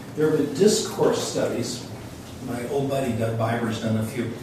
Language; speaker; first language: English; native; English